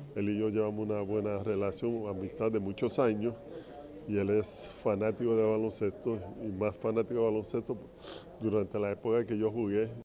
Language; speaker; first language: Spanish; early bilingual, heritage; Spanish